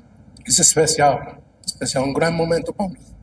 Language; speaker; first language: Spanish; non-native, learner; English